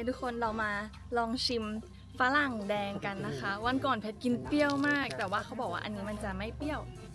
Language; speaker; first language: Thai; native; Thai